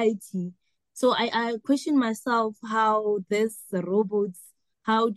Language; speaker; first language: English; non-native, local second language; South Ndebele